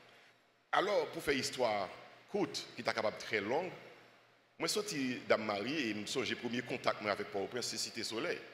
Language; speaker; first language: French; non-native, local second language; Haitian Creole